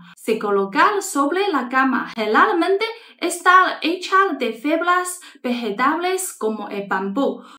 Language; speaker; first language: Spanish; non-native, fluent; Chinese